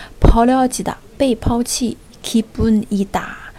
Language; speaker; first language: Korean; non-native, fluent; Chinese